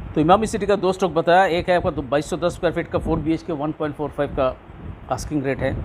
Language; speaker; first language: Hindi; non-native, local second language; Bangla